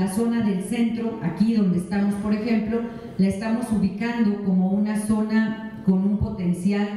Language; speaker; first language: Spanish; native; Spanish